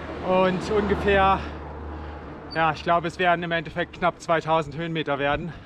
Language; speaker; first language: German; native; German